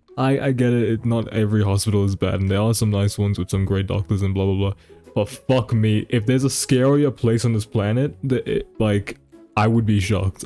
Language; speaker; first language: English; native; English